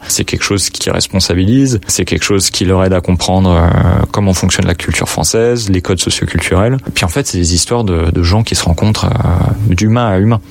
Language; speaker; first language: French; native; French